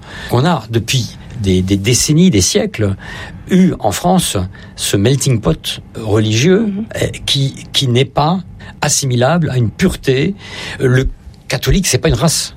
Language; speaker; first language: French; native; French